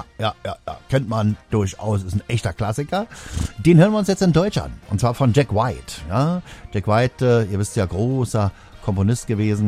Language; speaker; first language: German; native; German